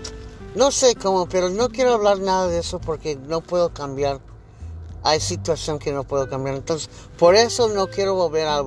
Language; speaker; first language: Spanish; early bilingual, heritage; English